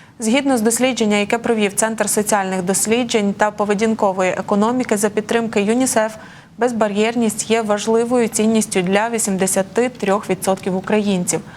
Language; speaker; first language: Ukrainian; native; Ukrainian